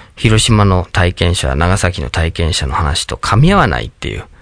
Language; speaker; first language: Japanese; non-native, fluent; English